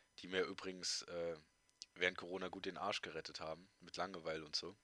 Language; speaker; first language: German; native; German